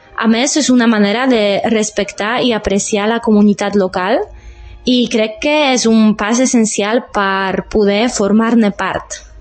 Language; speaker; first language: Catalan; non-native, fluent; Polish